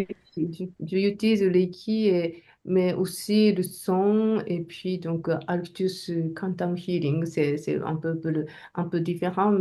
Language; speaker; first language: French; non-native, learner; Japanese